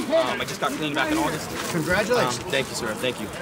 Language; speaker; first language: English; non-native, fluent; Italian